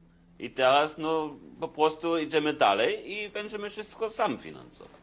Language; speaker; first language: Polish; non-native, fluent; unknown